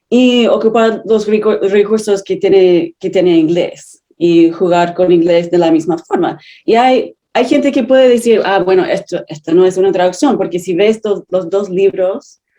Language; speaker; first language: Spanish; non-native, fluent; English